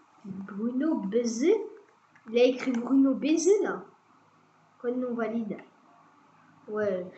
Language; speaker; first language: French; native; French